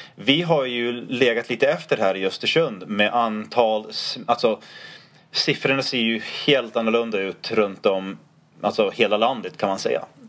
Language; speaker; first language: Swedish; non-native, fluent; English